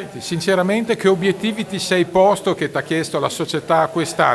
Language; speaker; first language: Italian; native; Italian